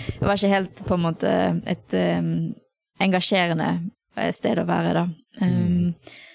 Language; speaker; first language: Norwegian; early bilingual, other home language; Tamil